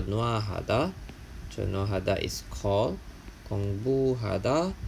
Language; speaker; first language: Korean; non-native, fluent; Malay